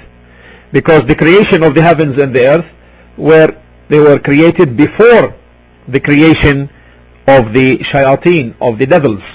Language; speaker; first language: English; non-native, fluent; Arabic